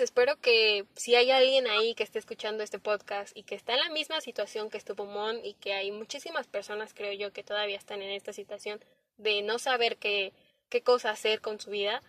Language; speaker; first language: Spanish; native; Spanish